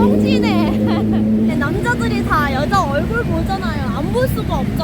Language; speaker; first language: Korean; non-native, fluent; Vietnamese